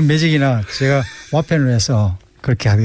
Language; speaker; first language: Korean; native; Korean